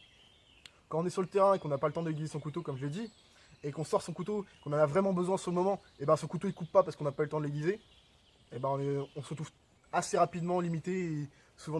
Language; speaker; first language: French; native; French